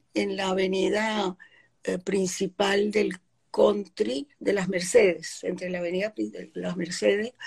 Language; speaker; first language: Spanish; early bilingual, other home language; Polish